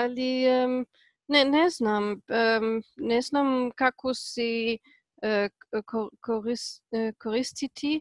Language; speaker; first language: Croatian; non-native, learner; Polish